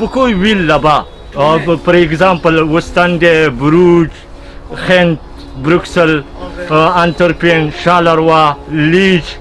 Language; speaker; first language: French; non-native, learner; Pashto